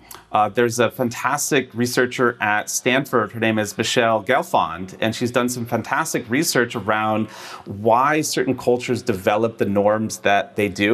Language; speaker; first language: English; native; English